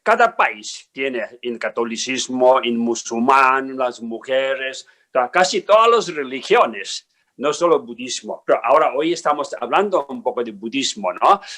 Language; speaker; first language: Spanish; non-native, learner; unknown